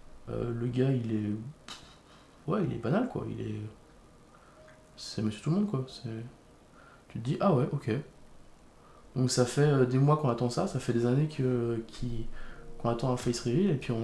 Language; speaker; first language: French; native; French